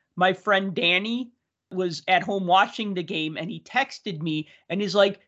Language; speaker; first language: English; native; English